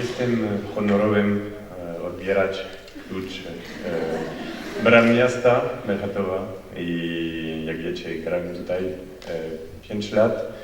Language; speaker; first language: Polish; non-native, learner; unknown